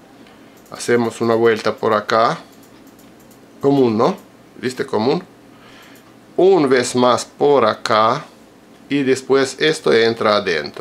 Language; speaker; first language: Spanish; non-native, fluent; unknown